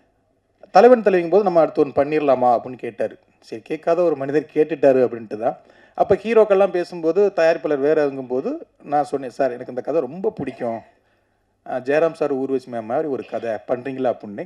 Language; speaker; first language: Tamil; native; Tamil